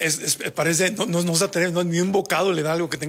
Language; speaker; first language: Spanish; native; Spanish